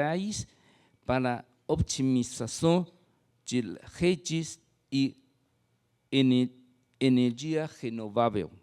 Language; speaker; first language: Portuguese; non-native, fluent; Chinese